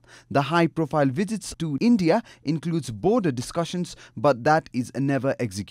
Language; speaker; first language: English; non-native, local second language; Nepali